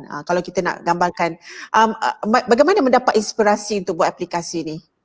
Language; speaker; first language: Malay; native; Malay